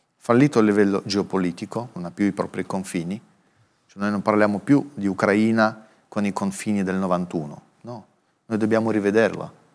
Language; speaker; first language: Italian; non-native, fluent; Russian